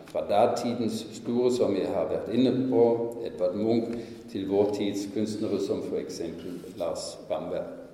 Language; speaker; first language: Norwegian; non-native, fluent; German